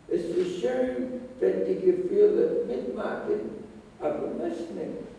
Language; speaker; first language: German; non-native, fluent; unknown